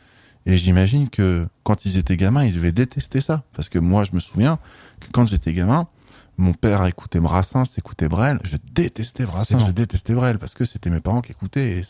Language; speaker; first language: French; native; French